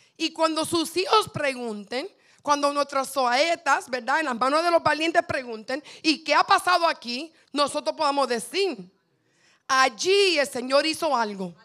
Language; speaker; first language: Spanish; native; Spanish